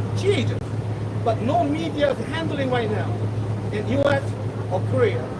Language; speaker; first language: English; non-native, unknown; Korean